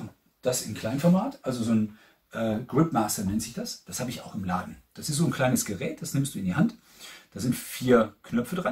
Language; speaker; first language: German; native; German